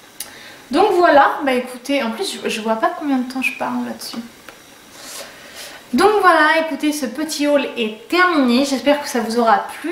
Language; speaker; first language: French; native; French